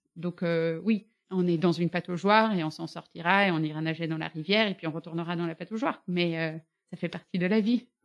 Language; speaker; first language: French; early bilingual, other home language; Bulgarian